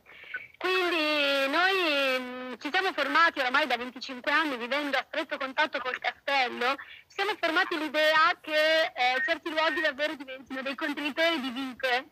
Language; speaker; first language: Italian; native; Italian